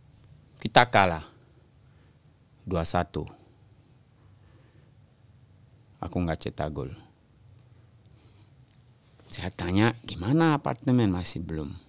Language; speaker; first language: Indonesian; non-native, local second language; French